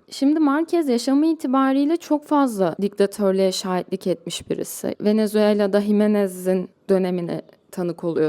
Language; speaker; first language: Turkish; native; Turkish